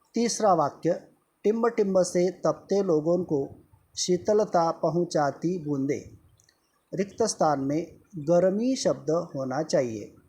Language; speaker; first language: Hindi; non-native, local second language; Marathi